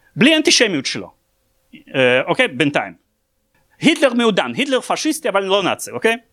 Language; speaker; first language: Hebrew; non-native, fluent; Russian